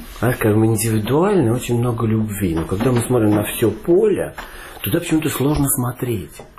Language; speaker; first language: Russian; native; Russian